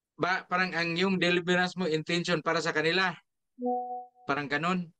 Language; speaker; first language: Filipino; non-native, local second language; Cebuano